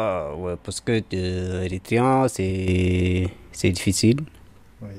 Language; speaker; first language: French; non-native, learner; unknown